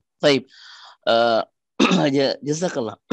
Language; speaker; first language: Arabic; non-native, fluent; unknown